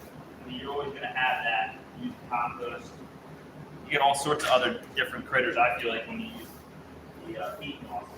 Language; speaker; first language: English; native; English